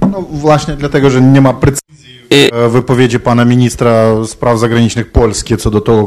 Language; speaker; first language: Polish; non-native, fluent; Ukrainian